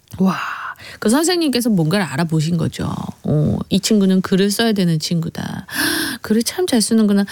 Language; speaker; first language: Korean; native; Korean